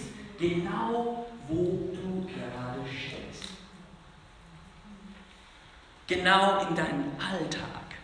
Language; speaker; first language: German; non-native, fluent; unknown